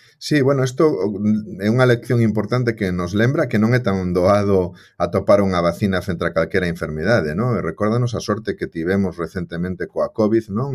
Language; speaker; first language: Galician; native; Galician